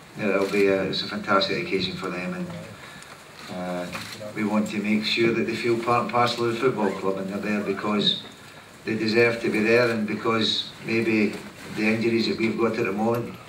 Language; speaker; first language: English; native; English